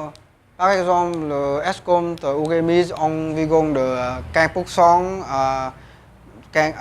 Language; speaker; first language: French; non-native, learner; Vietnamese